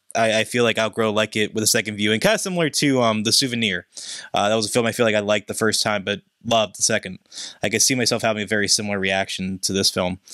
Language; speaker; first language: English; native; English